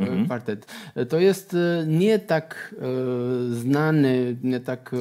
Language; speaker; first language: Polish; non-native, learner; Portuguese